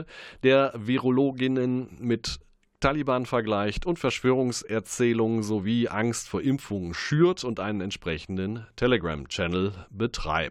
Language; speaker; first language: German; native; German